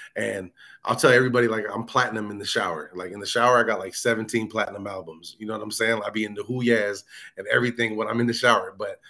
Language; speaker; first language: English; native; English